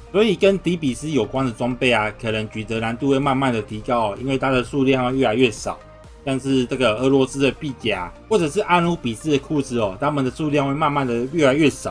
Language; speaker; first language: Chinese; native; Chinese